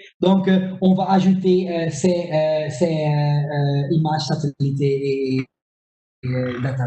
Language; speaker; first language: French; non-native, local second language; Dutch